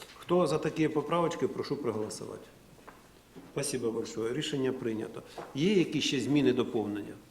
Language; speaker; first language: Ukrainian; non-native, local second language; Russian